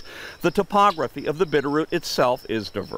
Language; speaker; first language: English; native; English